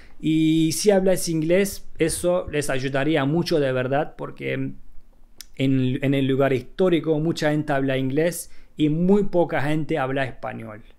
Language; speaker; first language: Spanish; non-native, fluent; Turkish